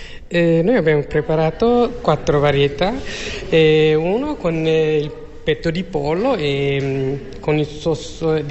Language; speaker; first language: Italian; non-native, learner; Tigrinya